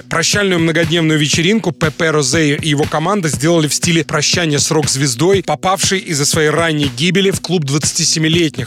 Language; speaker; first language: Russian; native; Russian